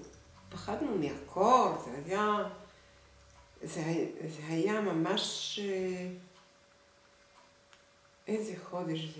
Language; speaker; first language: Hebrew; non-native, fluent; Hungarian